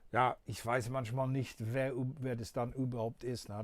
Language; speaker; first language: German; non-native, fluent; English